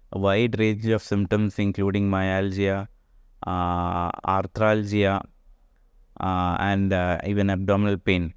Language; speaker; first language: English; non-native, local second language; Malayalam